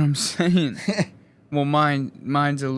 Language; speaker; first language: English; native; English